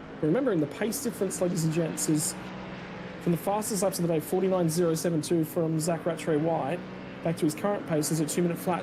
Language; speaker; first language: English; native; English